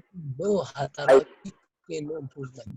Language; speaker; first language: Japanese; non-native, learner; Hindi